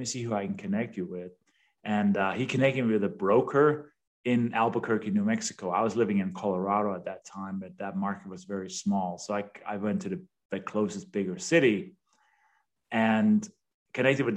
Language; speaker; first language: English; non-native, fluent; Danish